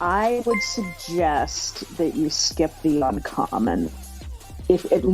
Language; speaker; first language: English; native; English